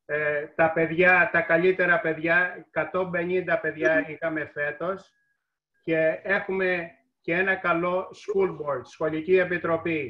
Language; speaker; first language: Greek; early bilingual, heritage; Greek